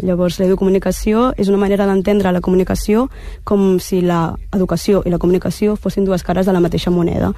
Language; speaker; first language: Catalan; early bilingual, other home language; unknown